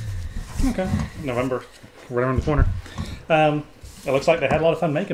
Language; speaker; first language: English; native; English